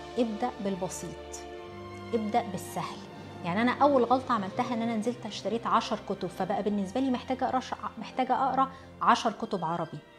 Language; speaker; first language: Arabic; early bilingual, heritage; Arabic